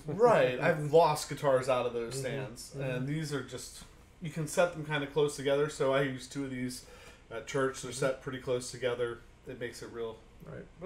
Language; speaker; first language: English; native; English